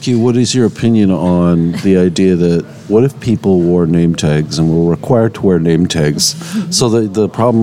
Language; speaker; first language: English; native; English